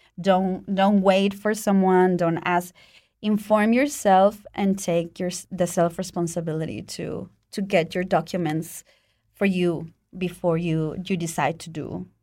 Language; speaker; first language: English; non-native, fluent; Spanish